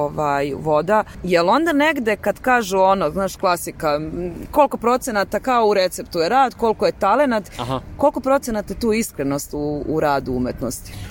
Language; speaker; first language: Serbian; native; Serbian